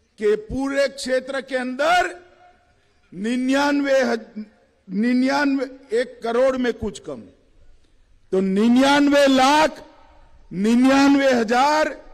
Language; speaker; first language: Hindi; native; Hindi